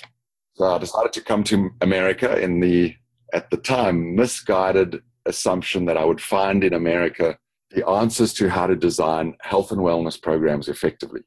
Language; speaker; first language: English; native; English